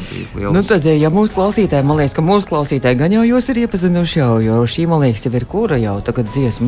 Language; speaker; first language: Latvian; native; Latvian